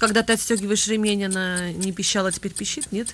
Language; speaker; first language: Russian; native; Russian